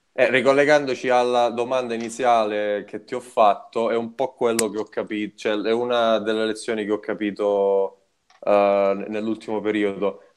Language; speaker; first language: Italian; native; Italian